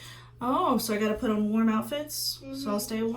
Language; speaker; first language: English; native; English